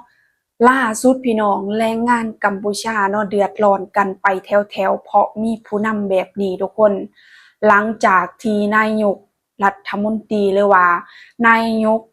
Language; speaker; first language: Thai; non-native, local second language; Northeastern Thai